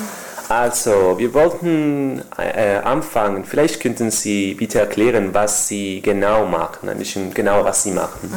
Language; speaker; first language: German; non-native, fluent; Spanish